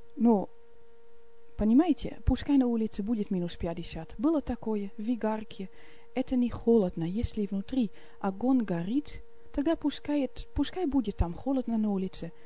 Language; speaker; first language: Russian; non-native, fluent; Dutch